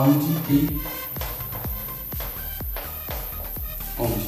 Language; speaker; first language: Portuguese; non-native, learner; Haitian Creole